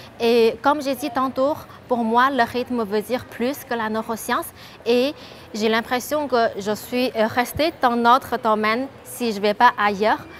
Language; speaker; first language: French; non-native, fluent; Chinese